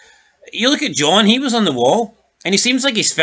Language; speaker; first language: English; native; English